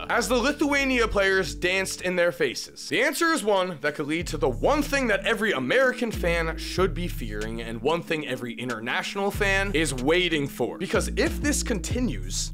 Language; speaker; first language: English; native; English